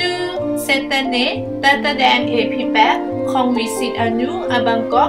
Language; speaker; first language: French; non-native, learner; Thai